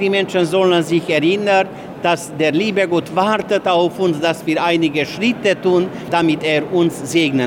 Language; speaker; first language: German; non-native, fluent; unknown